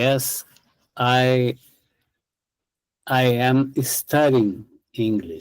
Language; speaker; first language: English; non-native, learner; Portuguese